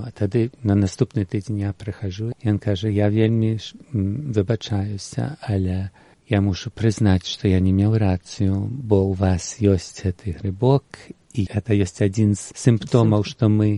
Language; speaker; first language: Belarusian; early bilingual, heritage; Belarusian